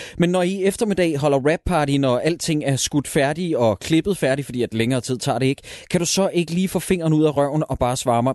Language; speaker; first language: Danish; native; Danish